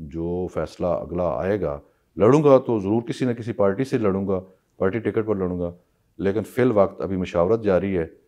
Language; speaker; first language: Urdu; non-native, local second language; Punjabi